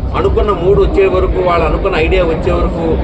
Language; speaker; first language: Telugu; native; Telugu